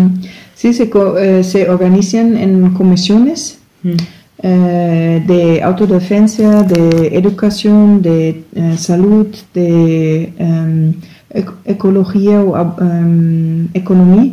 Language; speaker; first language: Spanish; non-native, learner; German